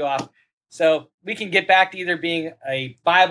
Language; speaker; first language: English; native; English